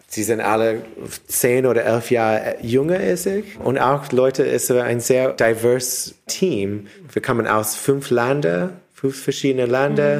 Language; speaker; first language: German; non-native, learner; English